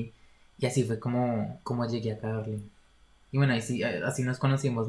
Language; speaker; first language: Spanish; native; Spanish